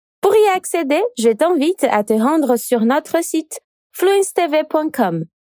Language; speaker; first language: French; non-native, fluent; Portuguese